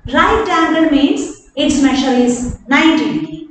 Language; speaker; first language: English; non-native, local second language; Malayalam